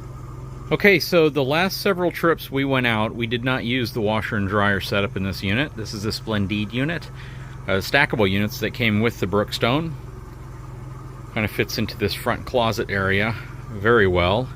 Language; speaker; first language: English; native; English